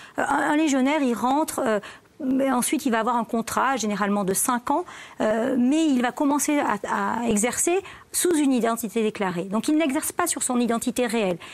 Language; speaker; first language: French; native; French